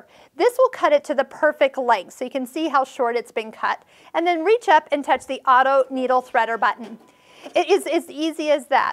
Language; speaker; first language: English; native; English